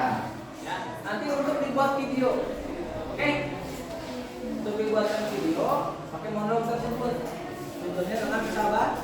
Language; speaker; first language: Malay; native; Malay